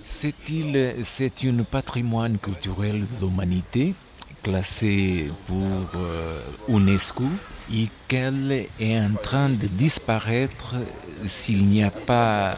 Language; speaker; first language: French; non-native, fluent; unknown